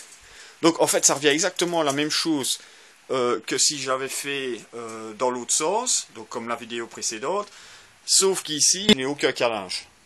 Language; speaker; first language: French; native; French